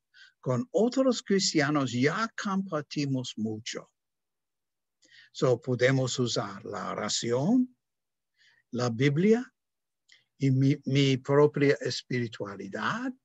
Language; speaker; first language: Spanish; non-native, fluent; English